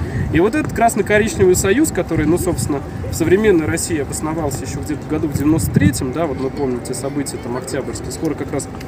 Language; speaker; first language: Russian; native; Russian